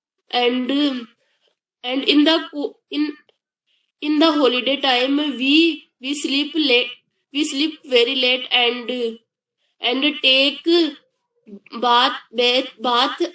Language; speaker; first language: English; non-native, learner; Hindi